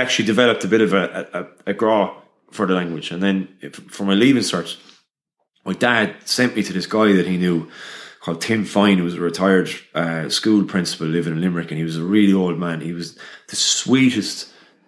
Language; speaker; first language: English; native; English